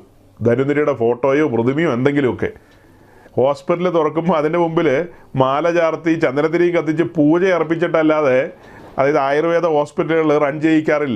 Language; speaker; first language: Malayalam; native; Malayalam